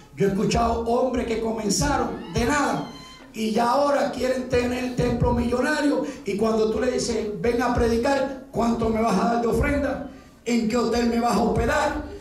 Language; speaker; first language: Spanish; native; Spanish